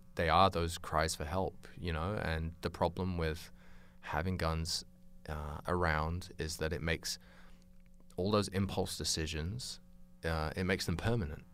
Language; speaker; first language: English; native; English